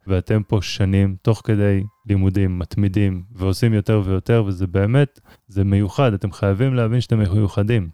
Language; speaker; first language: Hebrew; native; Hebrew